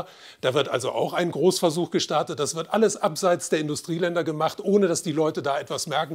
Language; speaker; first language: German; native; German